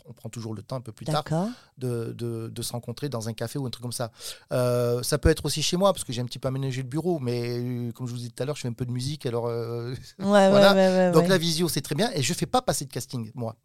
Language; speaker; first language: French; native; French